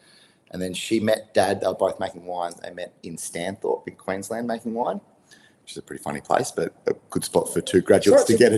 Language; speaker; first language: English; native; English